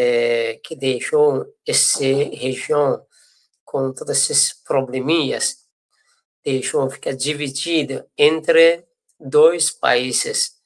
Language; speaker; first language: Portuguese; non-native, fluent; Persian